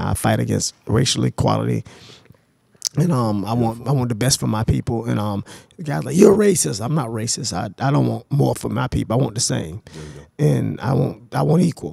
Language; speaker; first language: English; native; English